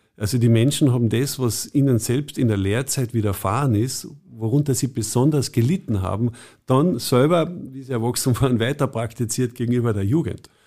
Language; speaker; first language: German; native; German